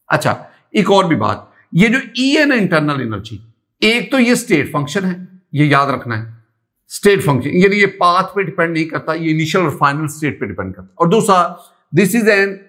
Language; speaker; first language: Urdu; non-native, local second language; Punjabi